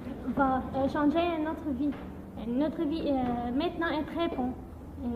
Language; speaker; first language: French; non-native, learner; Arabic